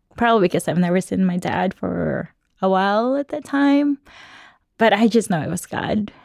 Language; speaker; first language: English; non-native, local second language; Cebuano